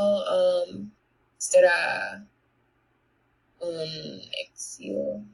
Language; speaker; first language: Spanish; non-native, learner; English